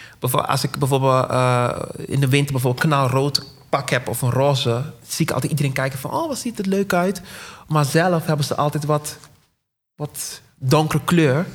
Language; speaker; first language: Dutch; non-native, local second language; Papiamento